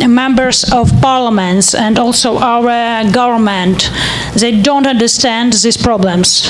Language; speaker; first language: English; non-native, learner; Ukrainian